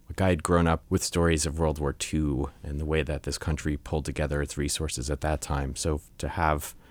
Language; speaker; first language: English; native; English